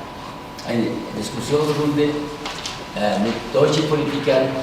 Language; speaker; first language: German; non-native, fluent; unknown